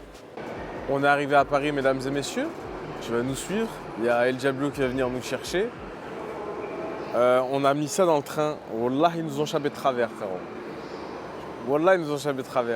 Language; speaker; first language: French; native; French